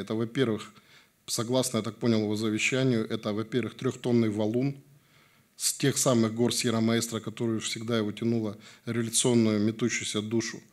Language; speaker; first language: Russian; native; Russian